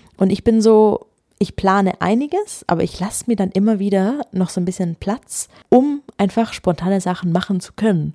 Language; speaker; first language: German; native; German